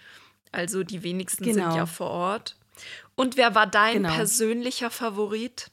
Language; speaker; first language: German; native; German